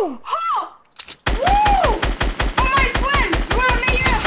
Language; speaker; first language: English; non-native, learner; French